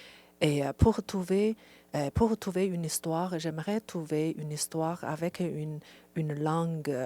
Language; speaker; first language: French; non-native, fluent; Chinese